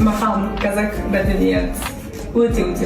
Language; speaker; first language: Kazakh; non-native, learner; Polish